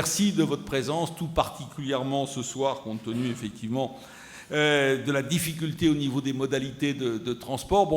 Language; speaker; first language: French; native; French